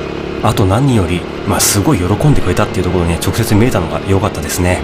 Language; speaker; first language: Japanese; native; Japanese